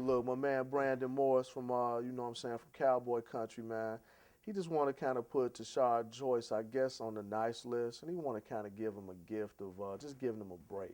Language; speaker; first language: English; native; English